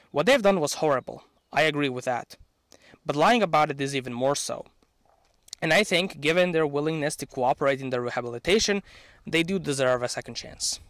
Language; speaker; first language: English; non-native, fluent; Serbian